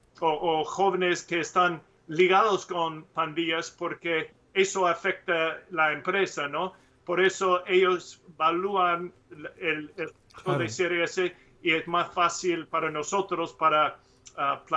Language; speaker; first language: Spanish; non-native, learner; English